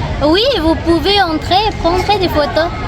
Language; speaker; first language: French; non-native, learner; Indonesian